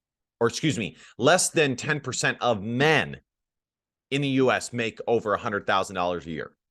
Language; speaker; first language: English; native; English